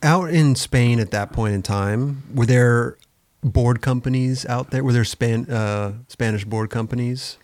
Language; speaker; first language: English; native; English